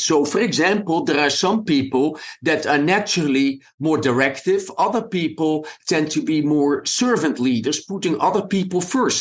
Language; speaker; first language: English; non-native, fluent; Dutch